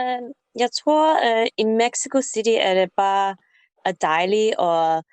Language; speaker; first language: Danish; non-native, learner; English